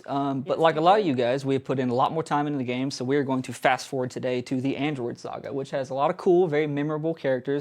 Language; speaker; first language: English; native; English